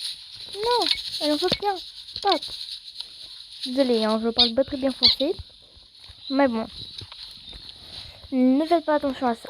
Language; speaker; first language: French; native; French